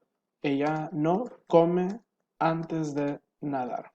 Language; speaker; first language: Spanish; non-native, fluent; English